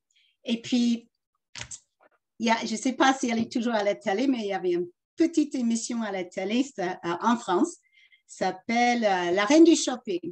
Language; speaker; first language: French; early bilingual, other home language; English